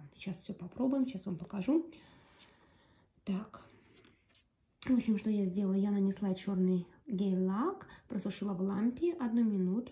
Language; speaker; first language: Russian; native; Russian